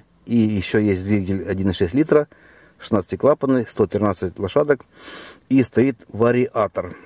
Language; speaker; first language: Russian; native; Russian